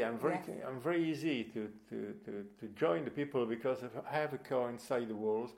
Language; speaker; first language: English; non-native, fluent; French